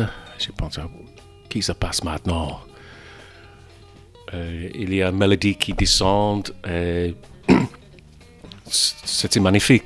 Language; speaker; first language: French; non-native, fluent; English